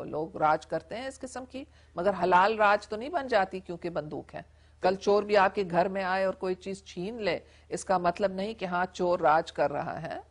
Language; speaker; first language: Urdu; non-native, local second language; English